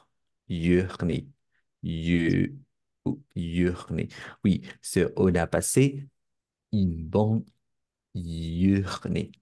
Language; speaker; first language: French; non-native, learner; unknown